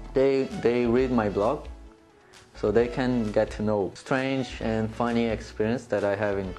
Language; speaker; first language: English; non-native, fluent; Portuguese